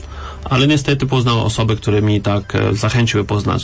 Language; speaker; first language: Polish; non-native, learner; French